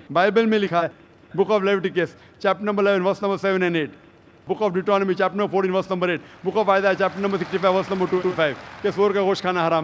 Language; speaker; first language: Hindi; native; Hindi